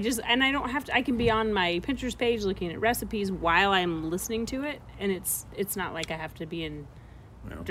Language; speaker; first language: English; native; English